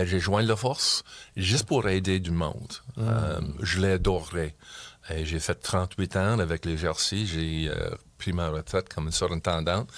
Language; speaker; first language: French; non-native, local second language; English